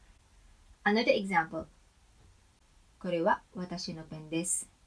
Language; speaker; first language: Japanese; non-native, fluent; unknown